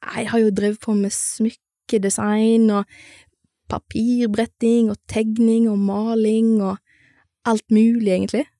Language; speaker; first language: Norwegian; native; Norwegian